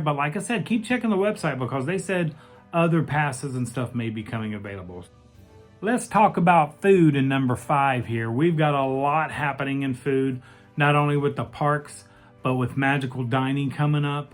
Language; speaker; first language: English; native; English